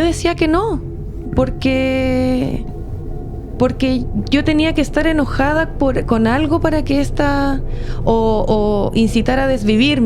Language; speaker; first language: Spanish; native; Spanish